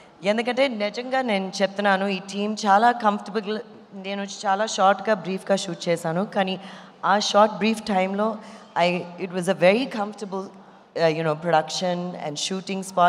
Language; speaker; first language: Telugu; non-native, learner; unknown